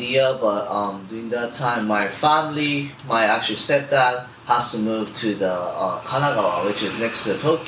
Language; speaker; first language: English; non-native, fluent; Japanese